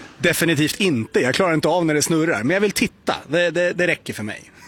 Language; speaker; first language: Swedish; native; Swedish